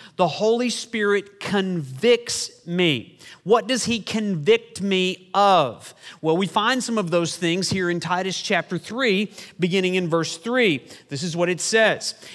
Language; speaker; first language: English; native; English